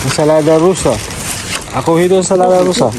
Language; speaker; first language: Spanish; non-native, learner; Filipino